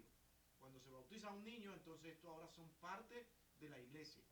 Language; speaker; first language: Spanish; native; Spanish